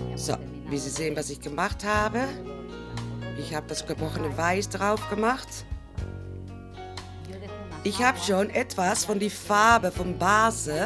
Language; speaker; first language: German; non-native, fluent; Spanish